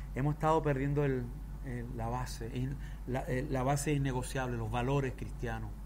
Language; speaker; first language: Spanish; native; Spanish